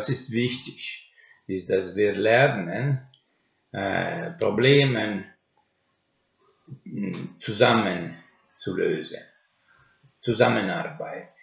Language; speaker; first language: German; non-native, learner; Finnish